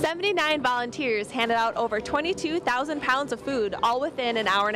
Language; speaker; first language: English; native; English